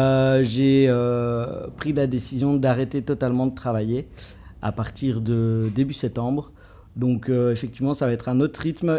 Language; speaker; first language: French; native; French